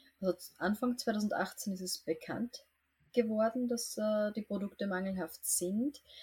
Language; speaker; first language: German; native; German